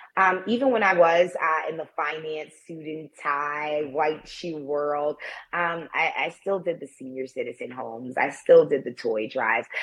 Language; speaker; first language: English; native; English